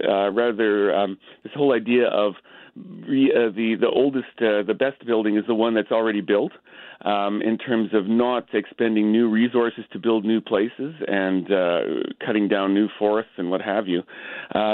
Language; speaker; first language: English; native; English